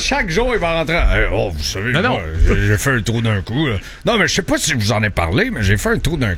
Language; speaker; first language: French; native; French